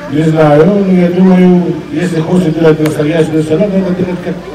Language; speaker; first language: Russian; non-native, learner; Greek